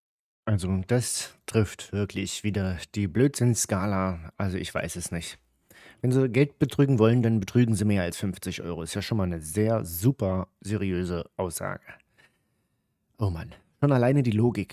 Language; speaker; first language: German; native; German